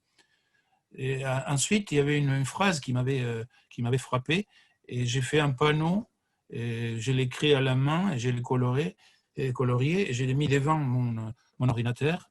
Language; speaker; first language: French; non-native, fluent; Spanish